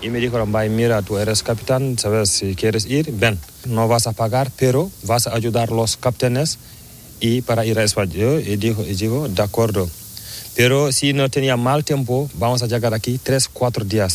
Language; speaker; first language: Spanish; non-native, learner; Fula